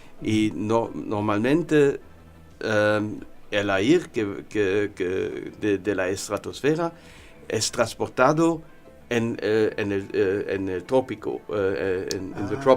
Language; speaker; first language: Spanish; non-native, learner; German